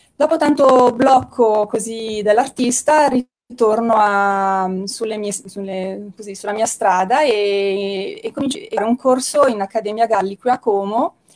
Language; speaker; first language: Italian; native; Italian